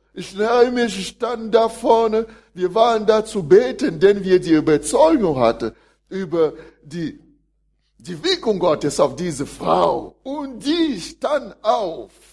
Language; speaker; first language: German; non-native, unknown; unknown